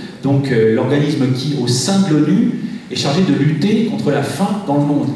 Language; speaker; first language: French; native; French